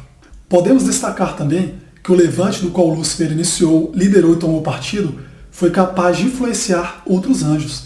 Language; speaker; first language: Portuguese; native; Portuguese